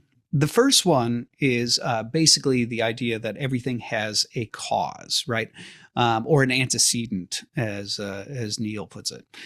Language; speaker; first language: English; native; English